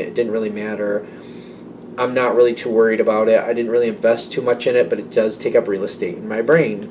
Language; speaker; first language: English; native; English